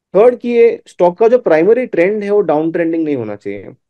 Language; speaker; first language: Hindi; non-native, local second language; Gujarati